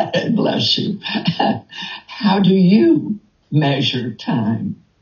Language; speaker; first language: English; native; English